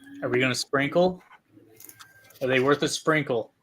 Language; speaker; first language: English; native; English